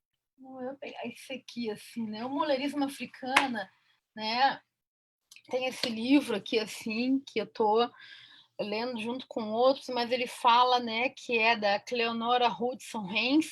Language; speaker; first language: Portuguese; native; Portuguese